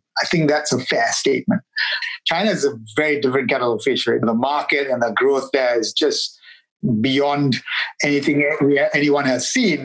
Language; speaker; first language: English; non-native, local second language; Tamil